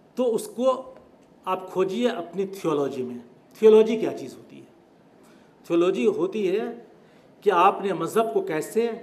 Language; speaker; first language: Urdu; native; Urdu